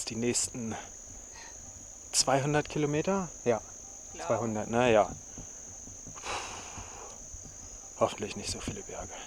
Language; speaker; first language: German; native; German